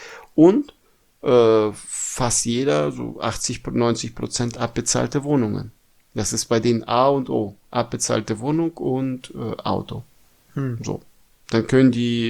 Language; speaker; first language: German; non-native, fluent; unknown